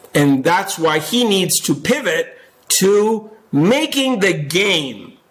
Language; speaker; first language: English; non-native, fluent; Spanish